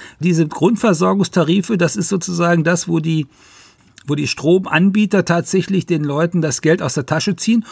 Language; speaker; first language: German; native; German